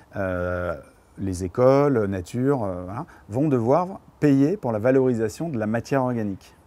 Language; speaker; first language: French; native; French